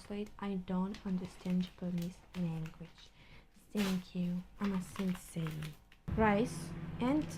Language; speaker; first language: English; non-native, learner; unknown